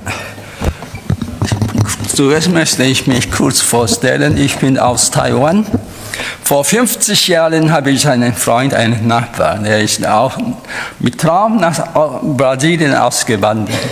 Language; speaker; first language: German; non-native, fluent; Chinese